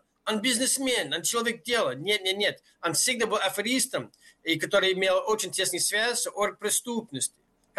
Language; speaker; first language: Russian; non-native, fluent; English